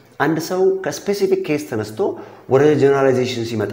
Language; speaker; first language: English; non-native, local second language; Amharic